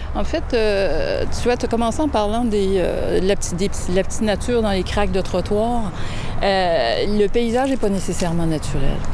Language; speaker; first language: French; native; French